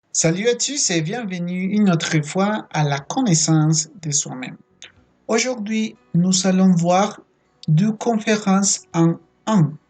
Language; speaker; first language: French; non-native, fluent; Spanish